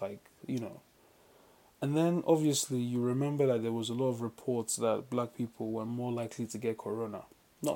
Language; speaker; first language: English; non-native, local second language; Yoruba